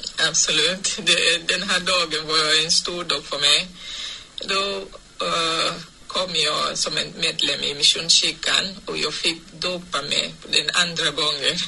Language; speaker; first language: Swedish; non-native, fluent; English